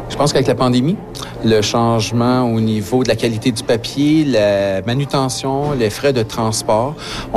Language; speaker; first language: French; native; French